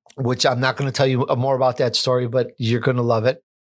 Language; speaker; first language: English; native; English